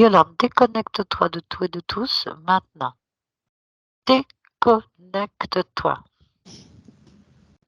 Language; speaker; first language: French; native; French